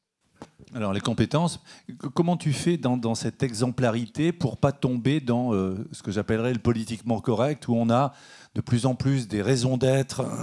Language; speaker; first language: French; native; French